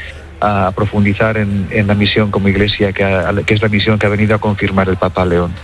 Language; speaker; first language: Spanish; native; Spanish